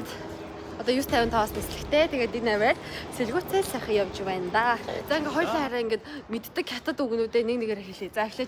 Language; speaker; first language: Mongolian; native; Mongolian